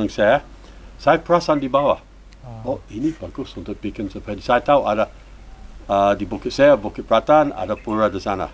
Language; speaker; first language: Indonesian; non-native, learner; English